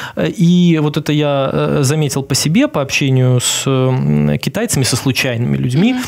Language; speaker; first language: Russian; native; Russian